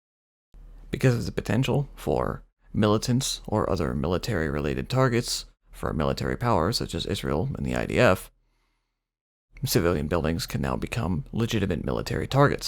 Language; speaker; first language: English; native; English